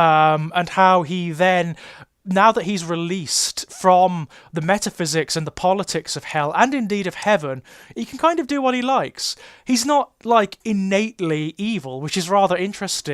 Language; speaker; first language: English; native; English